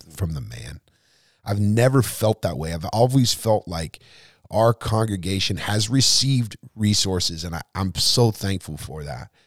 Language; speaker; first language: English; native; English